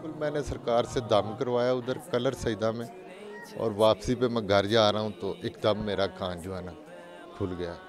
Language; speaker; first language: Urdu; non-native, local second language; Punjabi